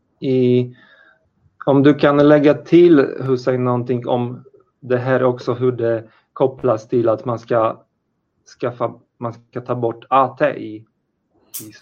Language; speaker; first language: Swedish; non-native, fluent; Polish